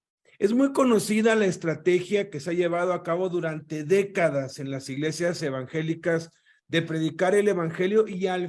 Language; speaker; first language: Spanish; native; Spanish